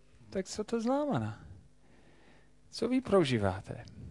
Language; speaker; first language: Czech; non-native, fluent; English